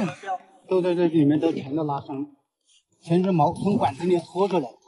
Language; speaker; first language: Chinese; native; Chinese